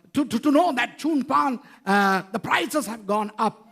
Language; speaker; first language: English; non-native, local second language; Sinhala